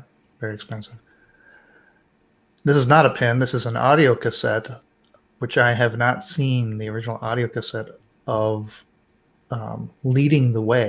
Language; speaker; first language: English; native; English